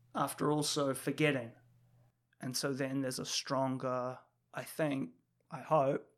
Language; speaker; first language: English; native; English